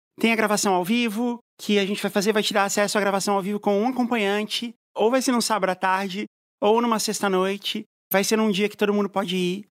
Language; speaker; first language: Portuguese; native; Portuguese